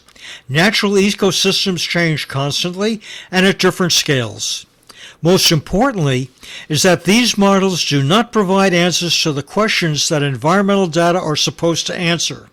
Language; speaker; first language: English; native; English